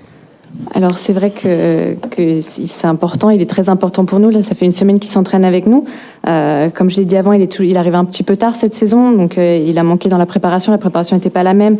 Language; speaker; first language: French; native; French